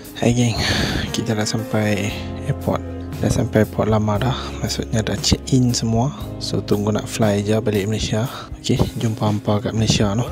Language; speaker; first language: Malay; native; Malay